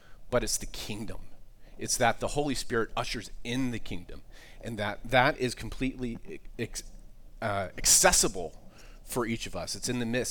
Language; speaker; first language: English; native; English